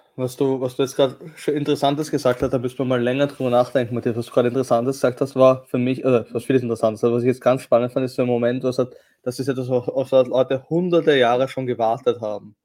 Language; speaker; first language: German; native; German